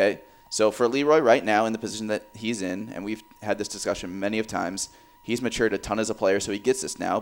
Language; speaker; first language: English; native; English